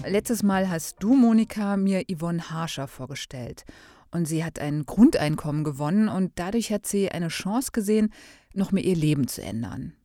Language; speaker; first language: German; native; German